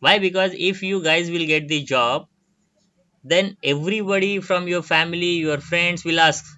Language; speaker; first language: English; non-native, local second language; Marathi